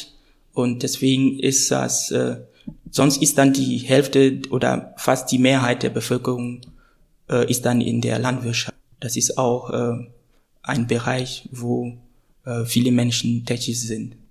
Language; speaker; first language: German; non-native, fluent; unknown